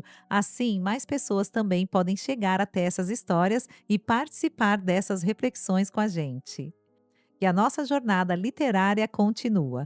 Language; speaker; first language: Portuguese; native; Portuguese